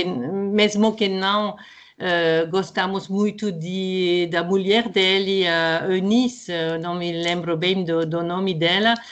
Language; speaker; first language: Portuguese; non-native, fluent; French